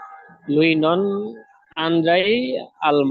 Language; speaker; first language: Italian; non-native, learner; Bangla